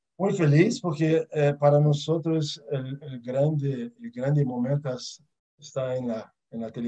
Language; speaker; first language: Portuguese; early bilingual, other home language; Arabic